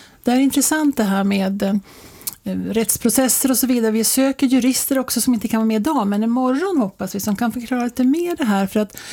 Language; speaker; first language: Swedish; native; Swedish